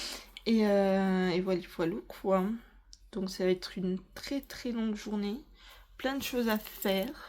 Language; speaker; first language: French; native; French